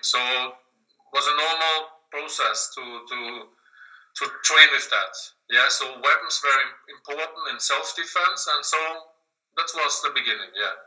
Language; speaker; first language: English; non-native, learner; German